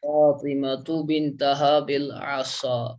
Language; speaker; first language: Arabic; non-native, fluent; Urdu